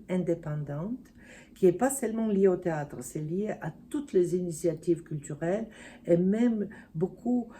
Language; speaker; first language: French; non-native, fluent; Serbian